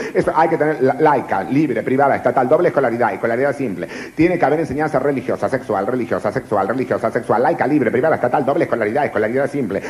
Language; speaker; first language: Spanish; native; Spanish